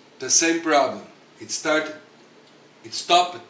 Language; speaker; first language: English; non-native, learner; Portuguese